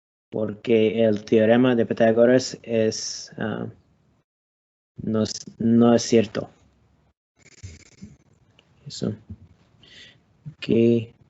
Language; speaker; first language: Spanish; non-native, learner; English